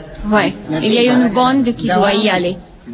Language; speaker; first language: French; non-native, learner; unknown